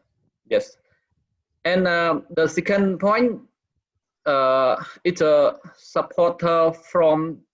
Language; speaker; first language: English; non-native, learner; Khmer